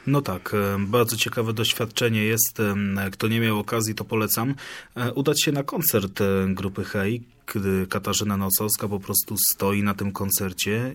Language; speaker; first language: Polish; native; Polish